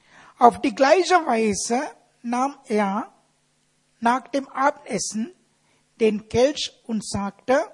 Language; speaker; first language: German; non-native, fluent; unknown